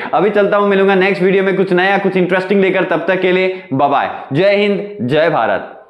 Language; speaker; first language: Hindi; non-native, local second language; Nepali